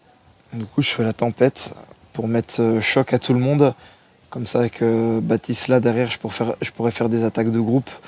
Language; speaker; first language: French; native; French